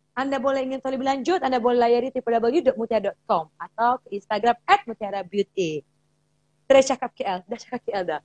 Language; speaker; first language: Malay; native; Malay